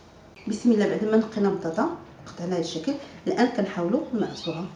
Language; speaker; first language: Arabic; native; Arabic